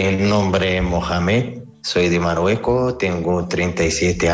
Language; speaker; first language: Spanish; non-native, learner; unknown